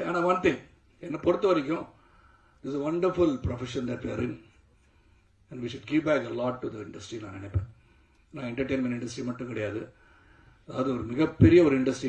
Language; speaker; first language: Tamil; native; Tamil